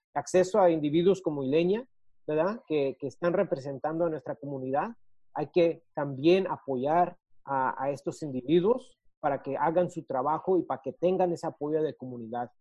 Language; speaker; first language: Spanish; early bilingual, heritage; Spanish